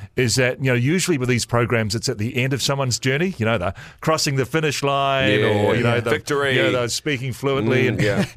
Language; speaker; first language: English; native; English